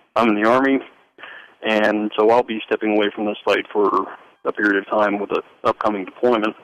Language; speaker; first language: English; native; English